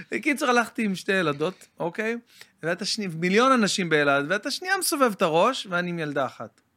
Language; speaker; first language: Hebrew; native; Hebrew